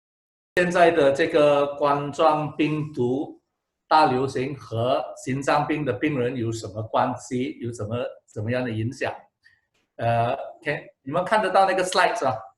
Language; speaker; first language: Chinese; non-native, local second language; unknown